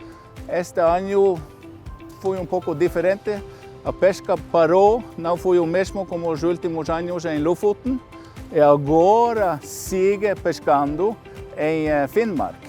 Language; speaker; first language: Portuguese; non-native, fluent; Norwegian